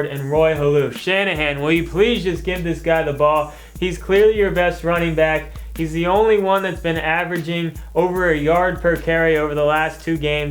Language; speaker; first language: English; native; English